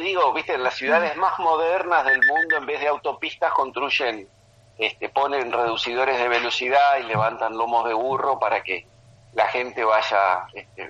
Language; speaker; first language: Spanish; native; Spanish